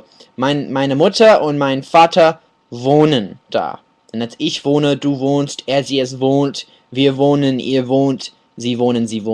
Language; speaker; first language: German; non-native, fluent; English